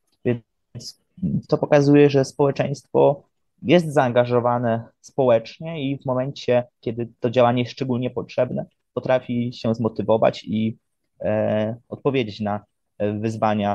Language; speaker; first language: Polish; native; Polish